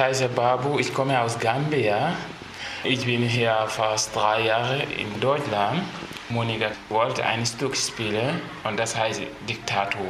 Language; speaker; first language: German; non-native, learner; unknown